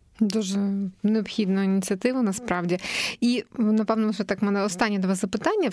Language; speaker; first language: Ukrainian; native; Ukrainian